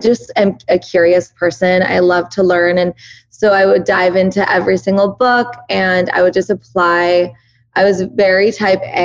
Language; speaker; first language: English; early bilingual, other home language; Persian